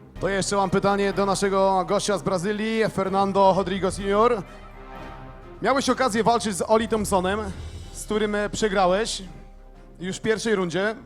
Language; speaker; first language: Polish; native; Polish